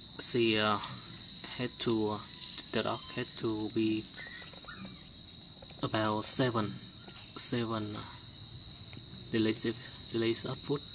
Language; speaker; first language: English; non-native, learner; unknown